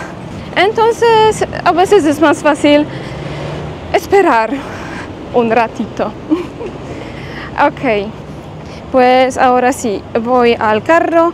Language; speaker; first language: Spanish; non-native, fluent; Polish